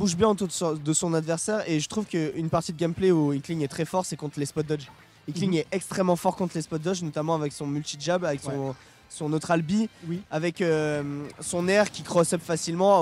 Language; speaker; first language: French; native; French